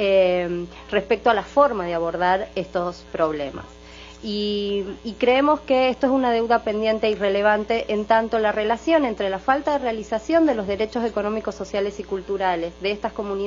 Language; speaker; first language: Spanish; native; Spanish